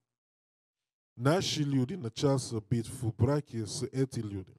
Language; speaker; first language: Russian; non-native, learner; English